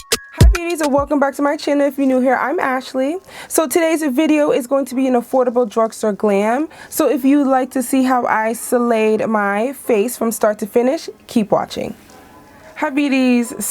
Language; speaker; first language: English; native; English